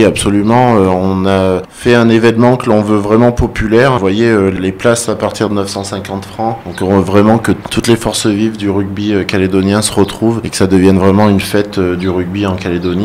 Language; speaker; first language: French; native; French